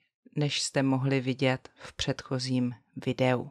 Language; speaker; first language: Czech; native; Czech